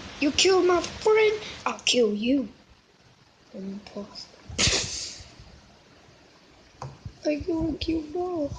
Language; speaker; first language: English; native; English